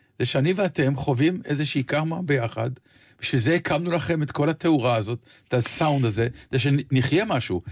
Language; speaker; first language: Hebrew; native; Hebrew